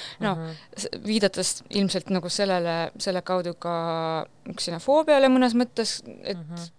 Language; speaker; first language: Estonian; non-native, local second language; Russian